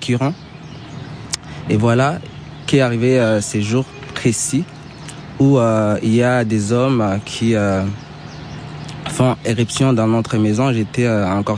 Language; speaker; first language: French; non-native, local second language; Swahili